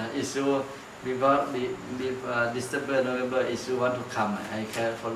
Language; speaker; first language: English; non-native, learner; Thai